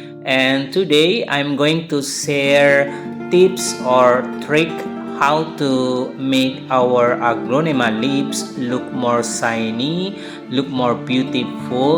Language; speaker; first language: English; non-native, learner; Indonesian